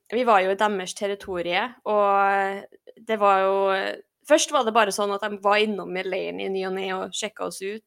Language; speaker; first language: Norwegian; native; Norwegian